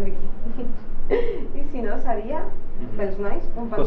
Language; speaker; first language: Catalan; native; Catalan